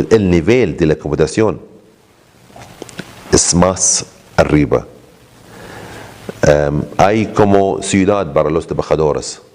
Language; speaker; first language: Spanish; non-native, learner; Arabic